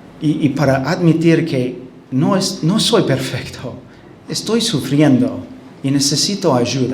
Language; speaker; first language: Spanish; non-native, fluent; English